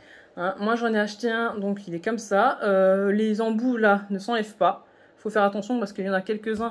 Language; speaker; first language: French; native; French